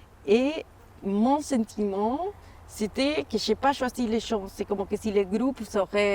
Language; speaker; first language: French; non-native, fluent; Spanish